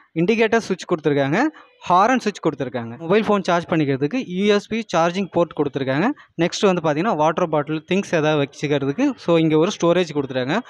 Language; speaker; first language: Tamil; native; Tamil